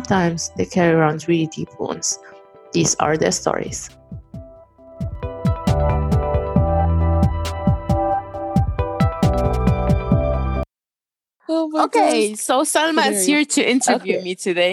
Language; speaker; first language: English; non-native, fluent; German